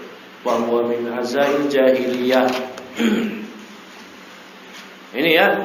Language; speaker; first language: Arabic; non-native, fluent; Indonesian